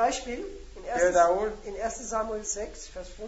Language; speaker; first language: German; native; German